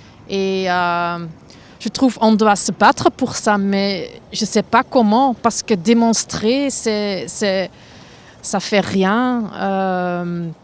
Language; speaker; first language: French; non-native, fluent; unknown